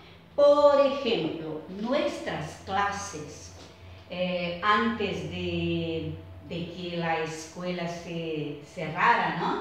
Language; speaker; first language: Spanish; non-native, fluent; Portuguese